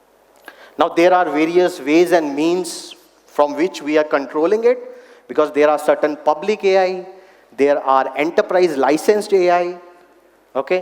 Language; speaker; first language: English; non-native, local second language; Hindi